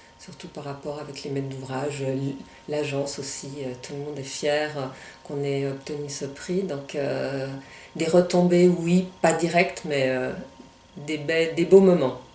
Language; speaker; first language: French; non-native, local second language; German